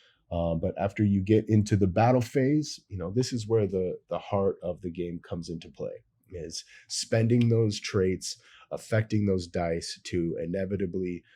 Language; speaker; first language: English; native; English